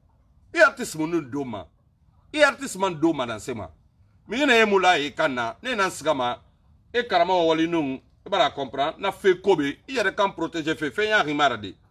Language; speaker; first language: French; non-native, local second language; Susu